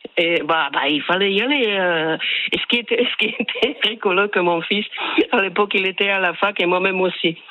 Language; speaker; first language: French; non-native, fluent; Slovak